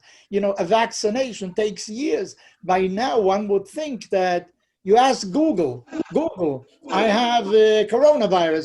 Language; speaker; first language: English; non-native, fluent; Spanish